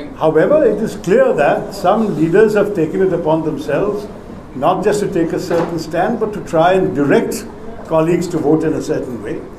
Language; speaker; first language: English; non-native, local second language; Malayalam